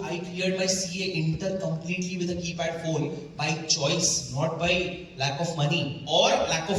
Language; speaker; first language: English; non-native, local second language; Hindi